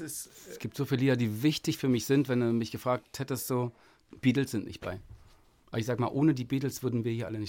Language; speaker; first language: German; native; German